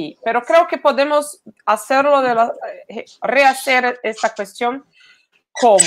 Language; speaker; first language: Spanish; non-native, fluent; Portuguese